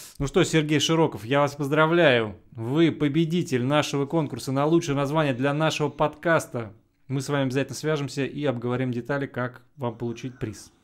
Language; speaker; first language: Russian; native; Russian